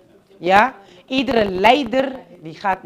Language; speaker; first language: Dutch; non-native, local second language; Papiamento